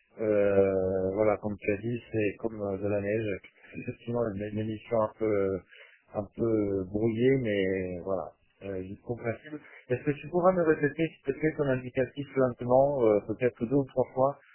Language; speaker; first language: French; non-native, fluent; Italian